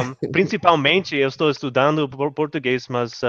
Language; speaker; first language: Portuguese; non-native, learner; English